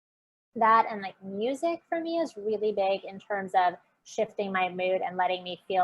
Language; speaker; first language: English; native; English